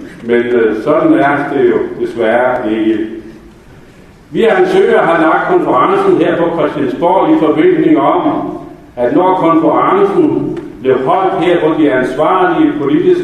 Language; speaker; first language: Danish; native; Danish